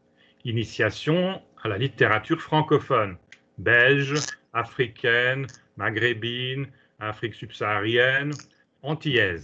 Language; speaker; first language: French; non-native, fluent; Hungarian